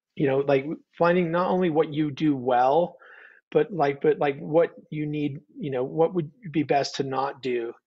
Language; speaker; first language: English; native; English